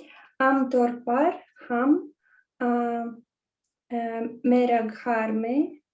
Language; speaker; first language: Hindi; non-native, learner; Russian